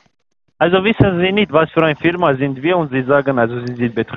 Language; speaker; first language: German; non-native, learner; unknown